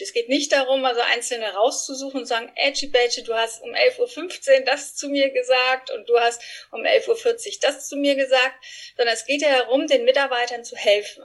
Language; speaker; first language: German; non-native, fluent; Spanish